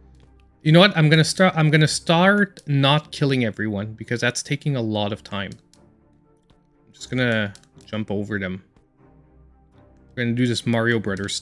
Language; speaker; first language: English; native; English